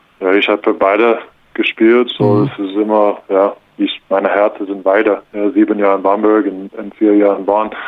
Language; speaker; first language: German; non-native, learner; English